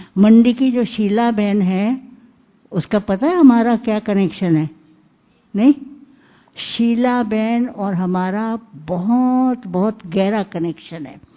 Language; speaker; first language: Hindi; native; Hindi